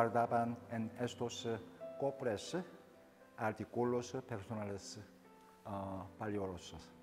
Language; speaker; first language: Spanish; non-native, fluent; Korean